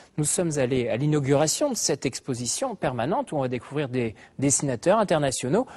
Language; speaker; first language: French; native; French